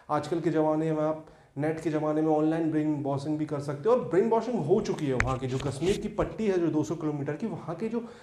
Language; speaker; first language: Hindi; native; Hindi